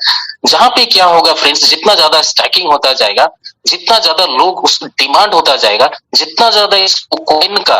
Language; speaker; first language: Hindi; native; Hindi